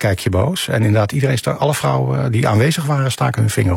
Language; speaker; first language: Dutch; native; Dutch